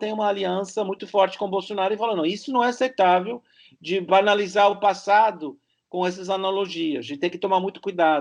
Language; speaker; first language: Portuguese; non-native, fluent; English